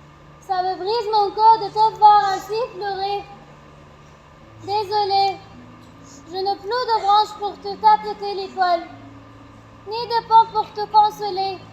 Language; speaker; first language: French; non-native, learner; Arabic